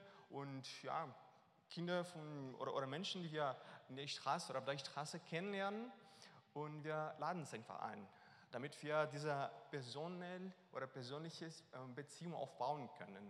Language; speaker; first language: German; non-native, learner; Portuguese